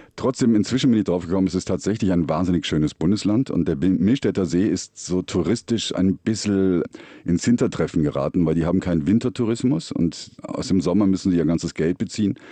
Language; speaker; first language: German; native; German